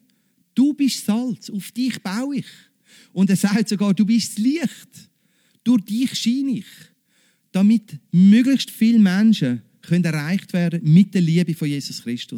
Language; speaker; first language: German; native; German